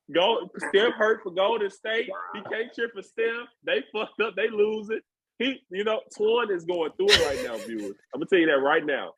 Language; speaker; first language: English; native; English